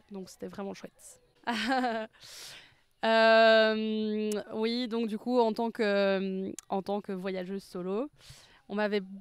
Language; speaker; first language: French; native; French